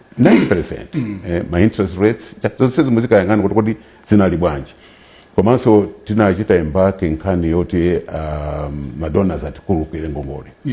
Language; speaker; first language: Nyanja; non-native, local second language; Yao